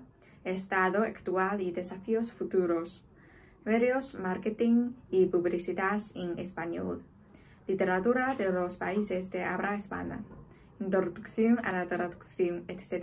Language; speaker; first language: Spanish; non-native, fluent; Chinese